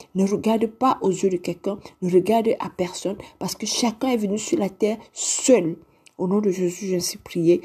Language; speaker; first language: French; non-native, local second language; Lingala